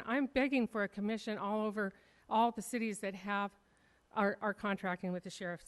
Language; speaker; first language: English; native; English